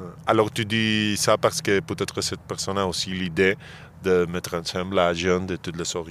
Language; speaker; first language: French; non-native, fluent; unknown